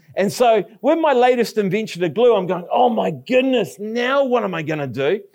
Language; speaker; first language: English; native; English